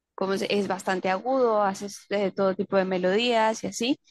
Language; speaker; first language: Spanish; native; Spanish